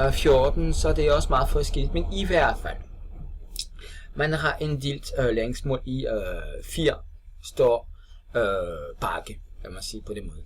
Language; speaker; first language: Danish; non-native, fluent; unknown